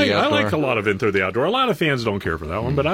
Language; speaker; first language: English; native; English